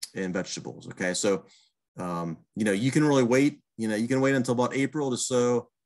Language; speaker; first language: English; native; English